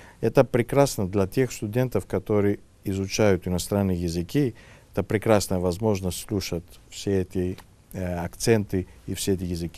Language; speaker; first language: Russian; non-native, fluent; Greek